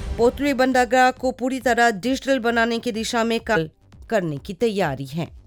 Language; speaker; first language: Hindi; non-native, local second language; Morisyen